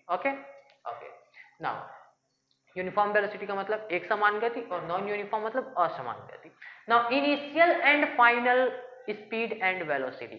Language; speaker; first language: Hindi; native; Hindi